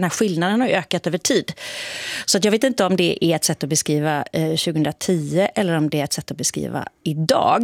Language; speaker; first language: Swedish; native; Swedish